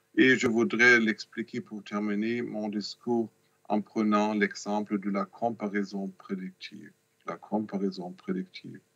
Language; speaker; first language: French; non-native, fluent; German